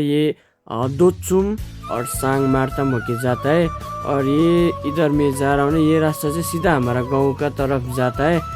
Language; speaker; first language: Hindi; non-native, local second language; Nepali